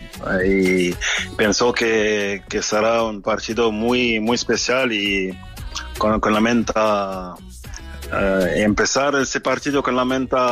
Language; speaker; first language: Spanish; non-native, learner; French